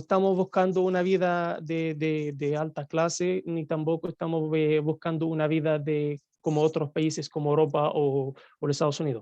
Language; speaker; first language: Spanish; non-native, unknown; Arabic